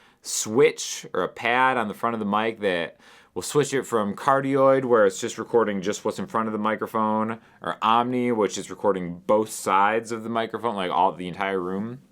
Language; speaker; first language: English; native; English